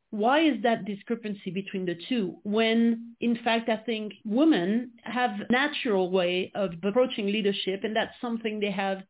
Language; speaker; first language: English; non-native, fluent; French